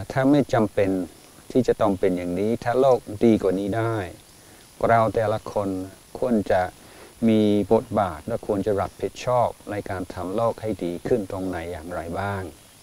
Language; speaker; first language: Thai; non-native, fluent; English